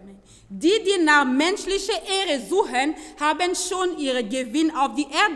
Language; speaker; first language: German; non-native, fluent; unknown